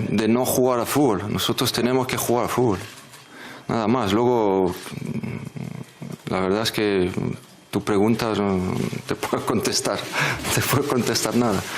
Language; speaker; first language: Spanish; non-native, fluent; French